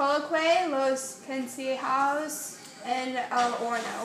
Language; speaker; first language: Spanish; non-native, learner; English